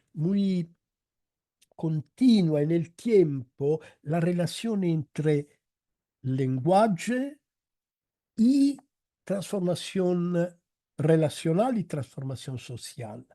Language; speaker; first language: Spanish; non-native, fluent; Italian